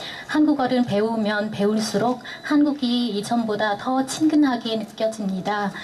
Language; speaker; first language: Korean; non-native, fluent; Vietnamese